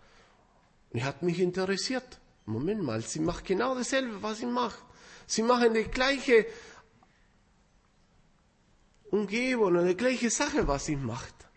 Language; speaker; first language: German; non-native, fluent; Spanish